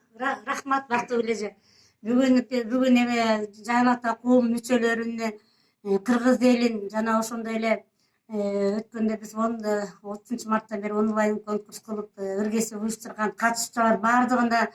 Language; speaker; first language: Kyrgyz; native; Kyrgyz